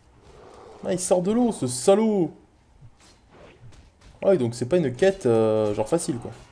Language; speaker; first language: French; native; French